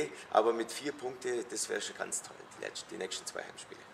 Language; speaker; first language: German; native; German